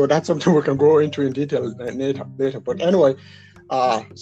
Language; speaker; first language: English; non-native, local second language; Yoruba